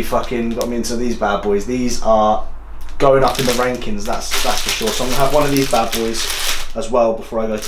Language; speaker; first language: English; native; English